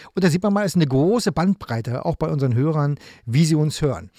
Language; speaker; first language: German; native; German